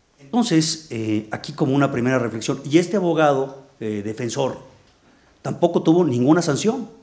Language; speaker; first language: Spanish; native; Spanish